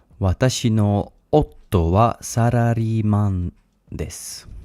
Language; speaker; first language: Japanese; non-native, learner; English